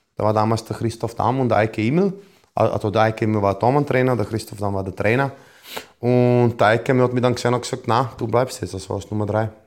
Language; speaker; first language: German; non-native, fluent; Croatian